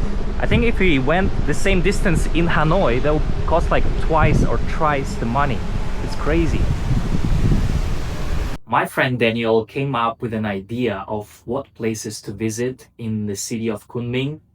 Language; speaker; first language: English; non-native, fluent; Russian